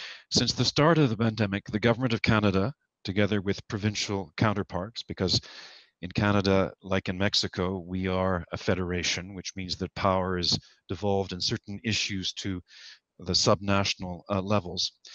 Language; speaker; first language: English; native; English